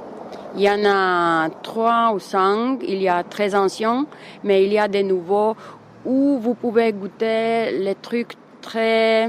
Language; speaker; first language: French; non-native, fluent; Czech